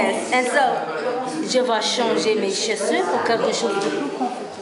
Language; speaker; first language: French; non-native, fluent; English